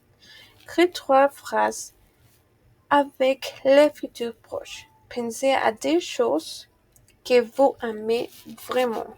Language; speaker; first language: French; non-native, fluent; Spanish